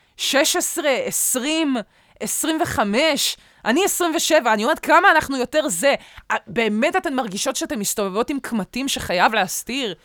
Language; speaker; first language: Hebrew; native; Hebrew